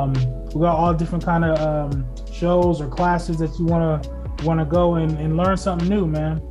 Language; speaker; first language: English; native; English